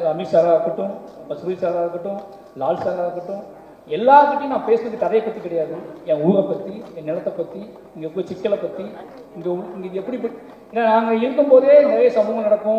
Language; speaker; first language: Tamil; native; Tamil